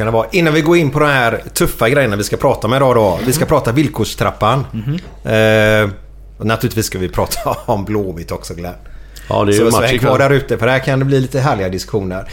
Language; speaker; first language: Swedish; native; Swedish